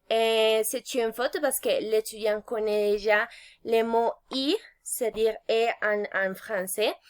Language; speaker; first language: French; non-native, fluent; Spanish